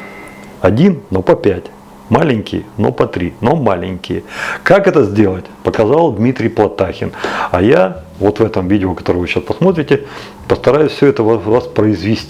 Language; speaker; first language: Russian; native; Russian